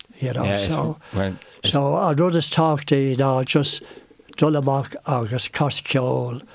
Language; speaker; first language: Irish; non-native, local second language; English